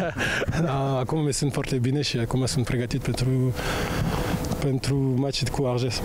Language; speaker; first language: Romanian; non-native, learner; French